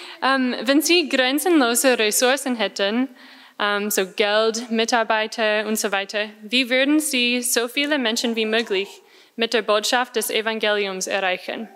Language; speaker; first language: German; non-native, fluent; English